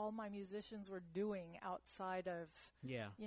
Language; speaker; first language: English; early bilingual, other home language; German